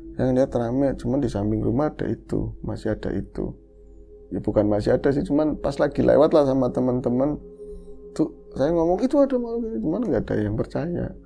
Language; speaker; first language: Indonesian; non-native, local second language; Javanese